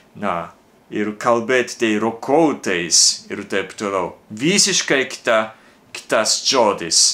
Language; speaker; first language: Lithuanian; non-native, fluent; Japanese